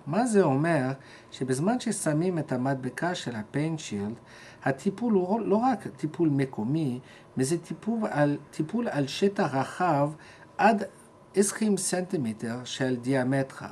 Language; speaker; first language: Hebrew; non-native, fluent; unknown